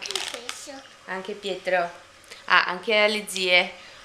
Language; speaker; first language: Italian; native; Italian